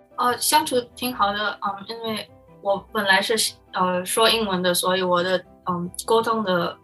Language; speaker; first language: Chinese; non-native, fluent; Min Nan Chinese